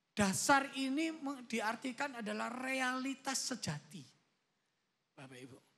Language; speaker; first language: Indonesian; native; Indonesian